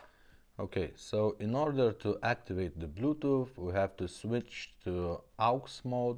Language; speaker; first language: English; non-native, fluent; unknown